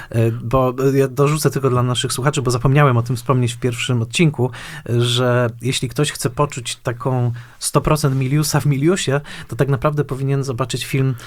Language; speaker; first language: Polish; native; Polish